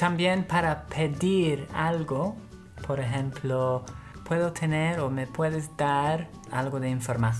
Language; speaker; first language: Spanish; non-native, fluent; English